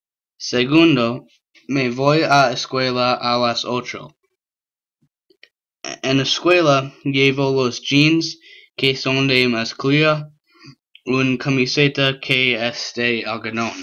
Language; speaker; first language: Spanish; non-native, learner; English